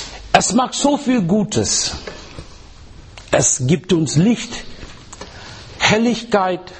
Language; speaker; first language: German; non-native, learner; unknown